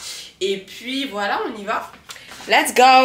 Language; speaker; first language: French; native; French